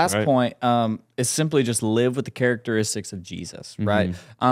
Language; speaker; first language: English; native; English